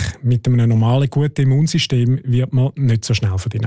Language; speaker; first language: German; native; German